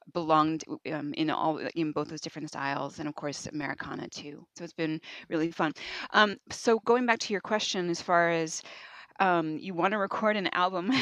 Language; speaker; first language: English; native; English